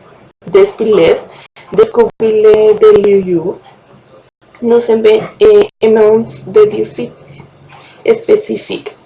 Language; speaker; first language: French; non-native, learner; Spanish